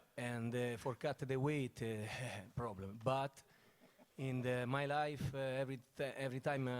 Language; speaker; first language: English; non-native, learner; Italian